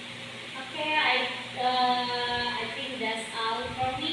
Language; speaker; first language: English; non-native, learner; Indonesian